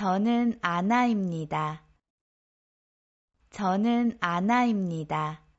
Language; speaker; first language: Korean; non-native, learner; Spanish